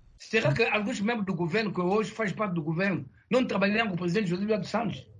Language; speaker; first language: Portuguese; non-native, fluent; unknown